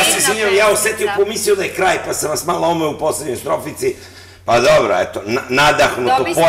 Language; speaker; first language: Serbian; native; Serbian